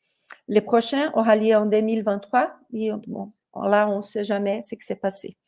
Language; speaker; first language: French; non-native, fluent; Portuguese